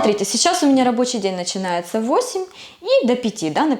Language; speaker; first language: Russian; native; Russian